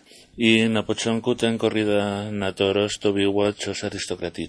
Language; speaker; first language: Polish; non-native, learner; Spanish